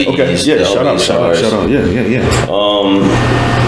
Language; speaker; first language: English; native; English